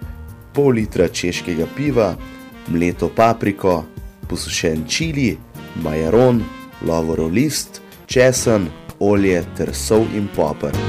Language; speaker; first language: Slovenian; native; Slovenian